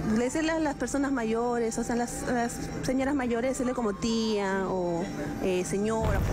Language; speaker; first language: Spanish; native; Spanish